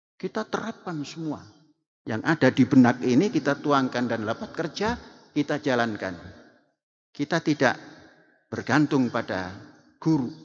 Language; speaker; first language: Indonesian; non-native, local second language; Javanese